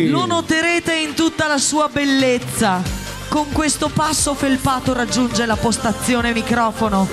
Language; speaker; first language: Italian; native; Italian